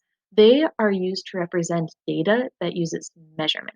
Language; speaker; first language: English; native; English